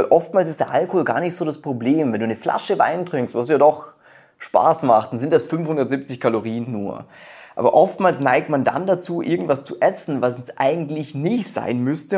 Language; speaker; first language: German; native; German